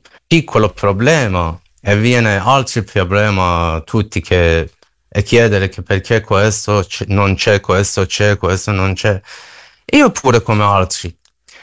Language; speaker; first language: Italian; non-native, learner; Persian